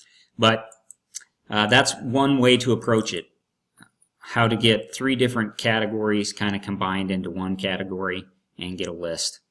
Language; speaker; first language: English; native; English